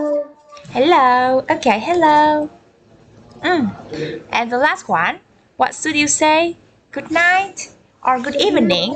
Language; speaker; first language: English; non-native, learner; Vietnamese